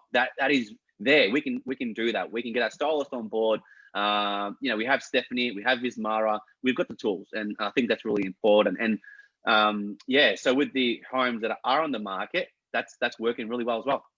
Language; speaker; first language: English; native; English